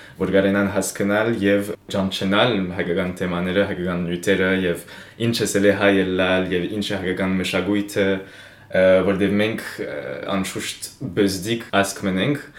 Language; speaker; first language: Armenian; early bilingual, heritage; Armenian